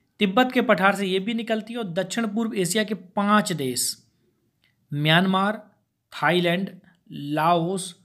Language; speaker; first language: Hindi; native; Hindi